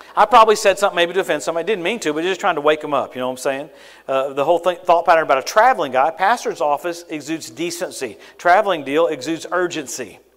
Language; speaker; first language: English; native; English